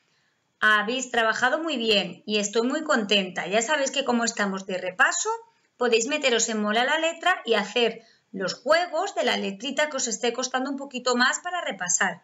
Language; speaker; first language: Spanish; native; Spanish